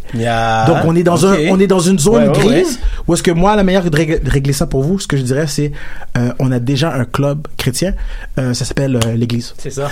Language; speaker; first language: French; native; French